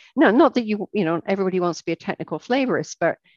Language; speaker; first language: English; native; English